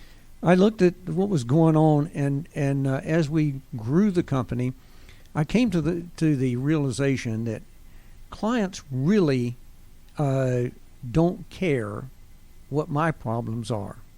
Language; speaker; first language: English; native; English